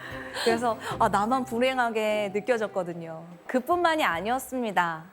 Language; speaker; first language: Korean; native; Korean